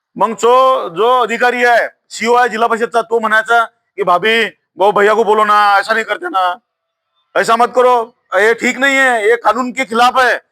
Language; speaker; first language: Hindi; non-native, local second language; Marathi